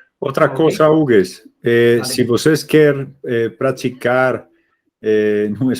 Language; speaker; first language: Portuguese; non-native, fluent; Spanish